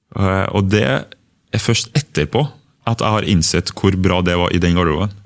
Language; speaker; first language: Norwegian; early bilingual, other home language; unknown